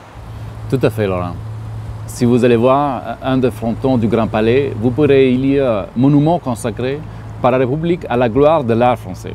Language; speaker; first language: French; native; French